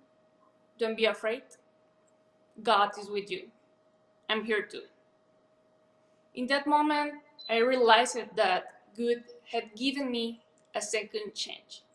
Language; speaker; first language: English; non-native, fluent; Spanish